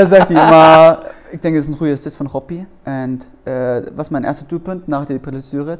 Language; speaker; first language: Dutch; non-native, learner; German